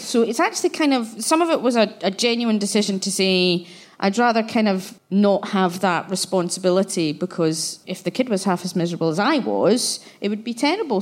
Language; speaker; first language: English; native; English